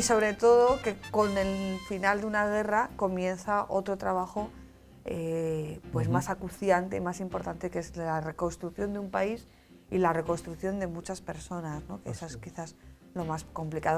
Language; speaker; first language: Spanish; native; Spanish